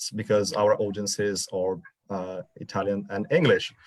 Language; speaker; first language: English; non-native, fluent; Italian